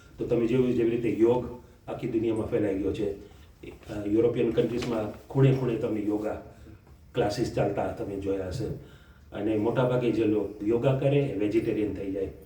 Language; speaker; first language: Gujarati; early bilingual, heritage; Gujarati